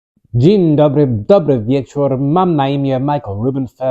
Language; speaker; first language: Polish; non-native, learner; English